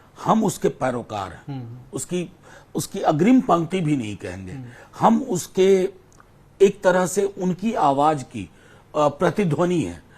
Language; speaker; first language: Hindi; non-native, local second language; Maithili